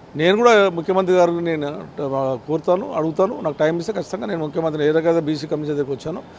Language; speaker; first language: Telugu; native; Telugu